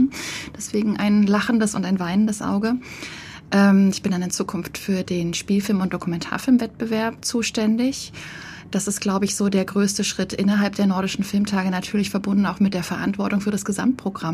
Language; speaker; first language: German; native; German